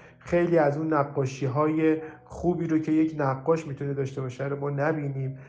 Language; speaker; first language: Persian; native; Persian